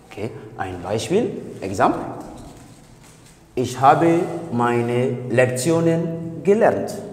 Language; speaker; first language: German; non-native, fluent; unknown